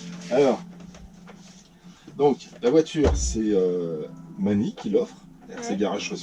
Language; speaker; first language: French; native; French